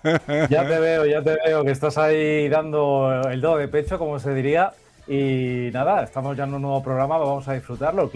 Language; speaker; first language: Spanish; native; Spanish